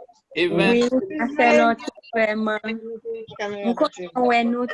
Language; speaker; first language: French; non-native, local second language; Haitian Creole